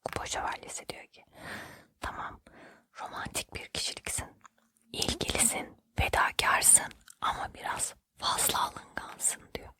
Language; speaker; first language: Turkish; native; Turkish